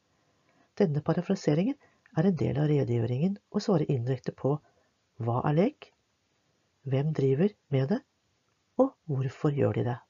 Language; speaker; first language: Norwegian; native; Norwegian